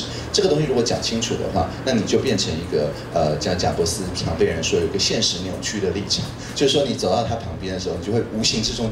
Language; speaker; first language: Chinese; native; Chinese